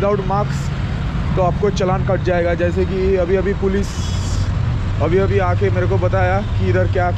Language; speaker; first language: Hindi; non-native, local second language; Bangla